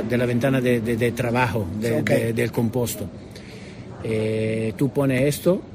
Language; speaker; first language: Spanish; non-native, learner; Italian